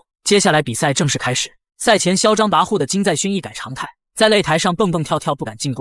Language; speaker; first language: Chinese; native; Chinese